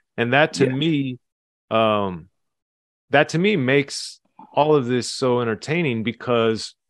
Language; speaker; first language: English; native; English